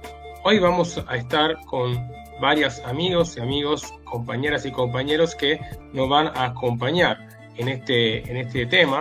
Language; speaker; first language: Spanish; native; Spanish